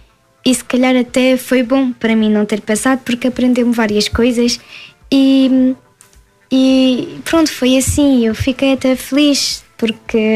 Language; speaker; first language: Portuguese; early bilingual, heritage; French